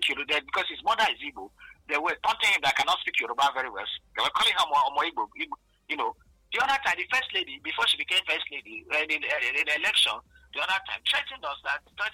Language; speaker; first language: English; non-native, local second language; Igbo